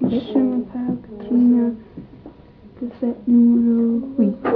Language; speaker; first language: French; non-native, learner; English